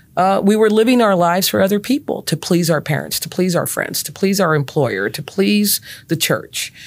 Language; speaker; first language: English; native; English